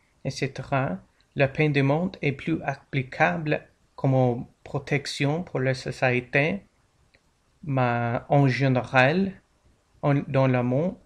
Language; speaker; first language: French; non-native, learner; English